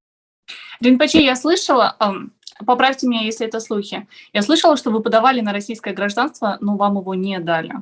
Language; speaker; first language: Russian; native; Russian